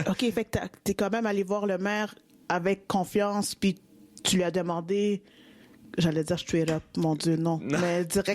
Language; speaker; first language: French; native; French